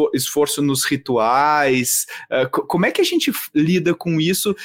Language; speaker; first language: Portuguese; native; Portuguese